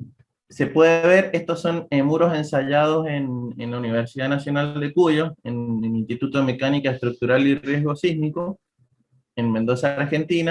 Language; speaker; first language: Spanish; native; Spanish